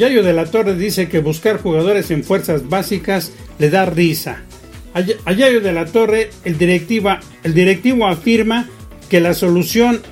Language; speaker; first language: Spanish; native; Spanish